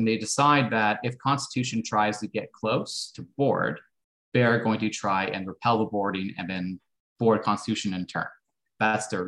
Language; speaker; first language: English; native; English